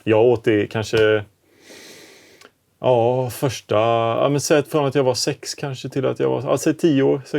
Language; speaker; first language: Swedish; native; Swedish